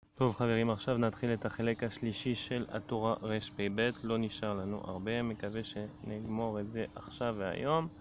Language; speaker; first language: Hebrew; non-native, fluent; French